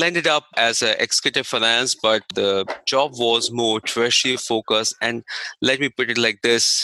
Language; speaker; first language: English; non-native, local second language; Hindi